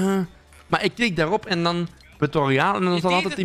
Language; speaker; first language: Dutch; native; Dutch